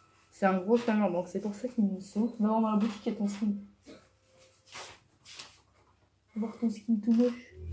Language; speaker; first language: French; native; French